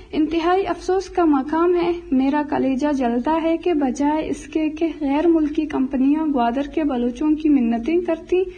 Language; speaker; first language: Urdu; non-native, local second language; Baluchi